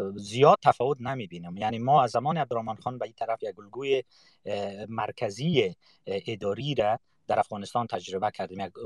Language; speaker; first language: Persian; native; Persian